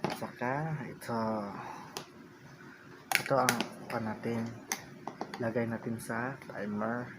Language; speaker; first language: Filipino; non-native, local second language; Cebuano